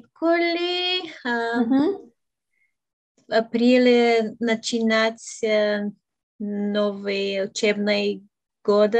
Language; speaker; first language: Russian; non-native, learner; Bulgarian